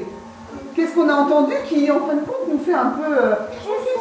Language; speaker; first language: French; native; French